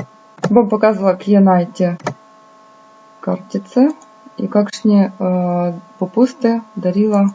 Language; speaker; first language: Slovenian; non-native, fluent; Russian